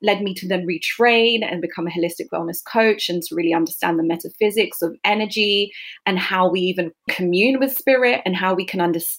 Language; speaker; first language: English; native; English